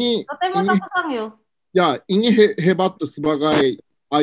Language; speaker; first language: Indonesian; non-native, learner; Japanese